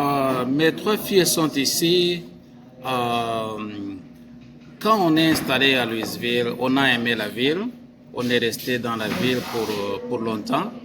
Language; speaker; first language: French; non-native, local second language; Kinyarwanda